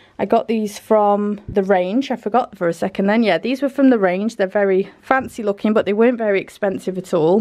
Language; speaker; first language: English; native; English